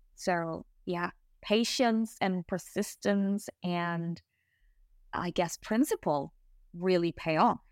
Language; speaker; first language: English; non-native, fluent; Indonesian